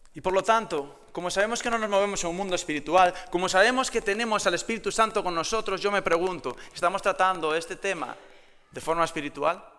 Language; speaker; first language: Spanish; native; Spanish